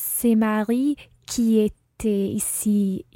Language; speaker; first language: French; non-native, learner; English